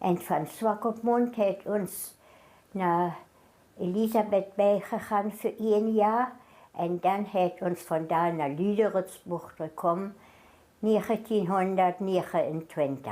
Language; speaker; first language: Afrikaans; non-native, local second language; German